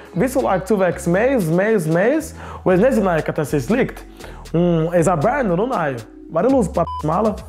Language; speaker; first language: Latvian; non-native, learner; Portuguese